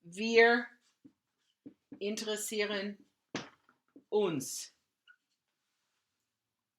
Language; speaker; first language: German; non-native, fluent; English